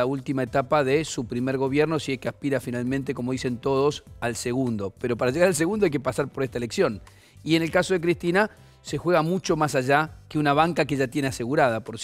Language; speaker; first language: Spanish; native; Spanish